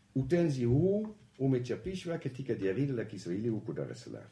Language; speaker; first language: Swahili; non-native, fluent; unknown